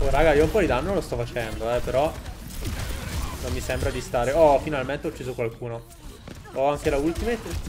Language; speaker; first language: Italian; native; Italian